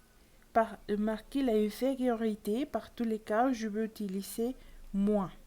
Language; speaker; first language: French; non-native, learner; Spanish